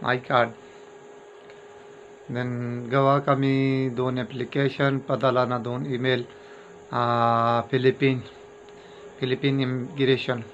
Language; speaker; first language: Filipino; non-native, learner; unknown